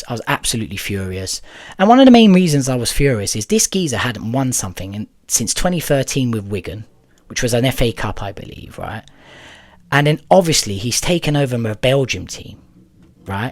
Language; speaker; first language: English; native; English